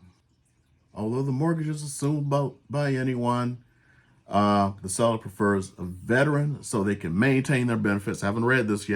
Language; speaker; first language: English; native; English